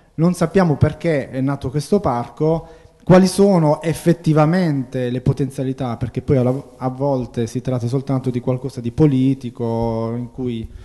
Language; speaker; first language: Italian; native; Italian